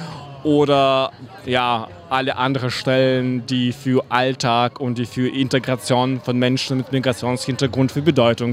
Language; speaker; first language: German; non-native, fluent; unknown